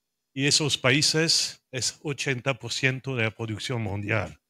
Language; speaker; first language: Spanish; non-native, learner; French